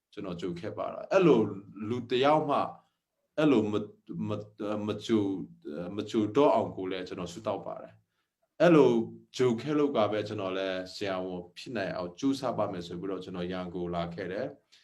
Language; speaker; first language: Burmese; non-native, local second language; Hakha Chin